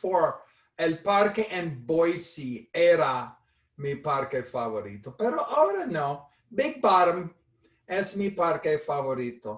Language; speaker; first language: Spanish; non-native, fluent; English